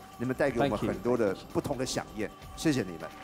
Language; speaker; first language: Chinese; native; Chinese